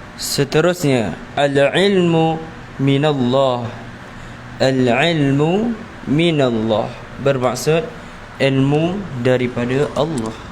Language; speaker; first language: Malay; native; Malay